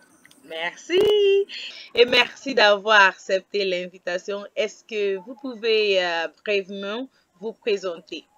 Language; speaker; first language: French; non-native, fluent; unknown